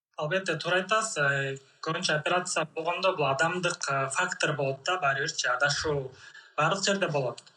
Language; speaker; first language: Kyrgyz; native; Kyrgyz